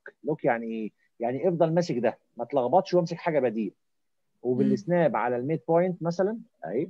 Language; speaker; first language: Arabic; native; Arabic